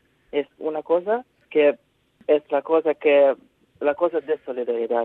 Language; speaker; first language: Spanish; non-native, fluent; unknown